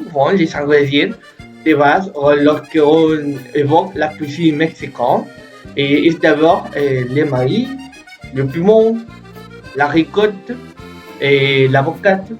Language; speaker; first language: French; non-native, learner; Spanish